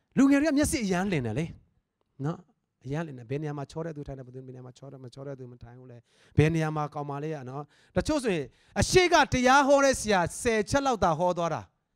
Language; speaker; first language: Burmese; non-native, local second language; Tedim Chin